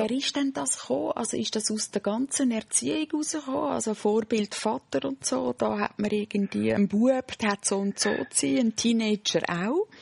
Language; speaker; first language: German; native; German